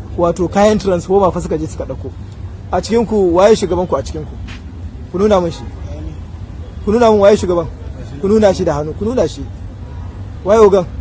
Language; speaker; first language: Hausa; native; Hausa